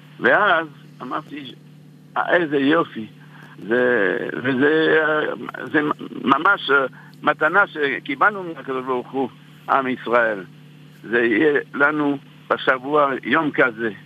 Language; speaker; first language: Hebrew; non-native, fluent; French